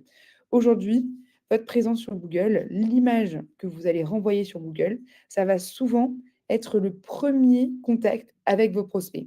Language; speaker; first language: French; native; French